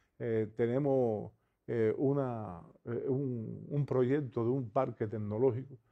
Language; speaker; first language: Spanish; native; Spanish